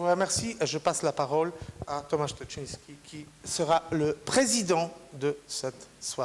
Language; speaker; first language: French; non-native, fluent; Polish